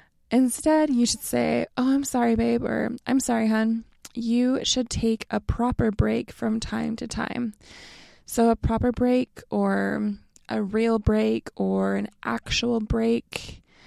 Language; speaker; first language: English; native; English